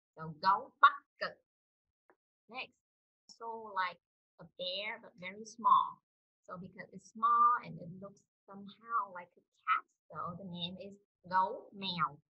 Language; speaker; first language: English; non-native, fluent; Vietnamese